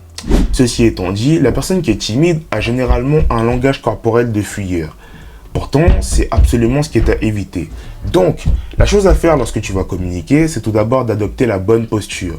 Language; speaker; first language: French; native; French